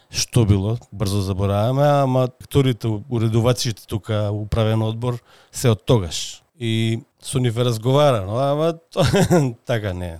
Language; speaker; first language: Macedonian; native; Macedonian